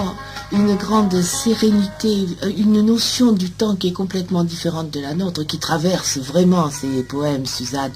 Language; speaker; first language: French; native; French